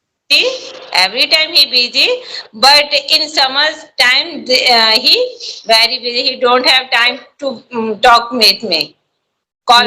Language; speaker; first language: English; non-native, learner; Hindi